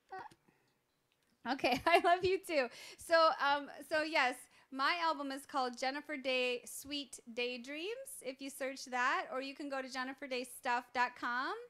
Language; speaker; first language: English; native; English